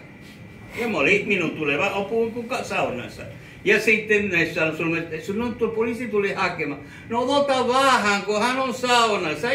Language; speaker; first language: Finnish; non-native, fluent; Spanish